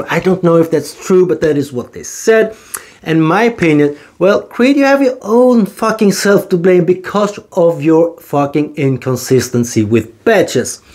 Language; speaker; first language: English; non-native, fluent; Swedish